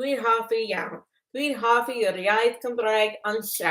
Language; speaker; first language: Welsh; non-native, learner; English